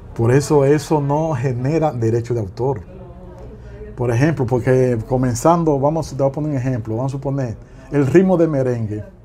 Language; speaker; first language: Spanish; native; Spanish